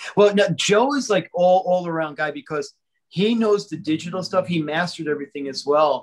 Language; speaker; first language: English; native; English